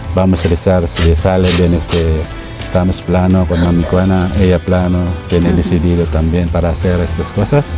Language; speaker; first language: Spanish; non-native, learner; Filipino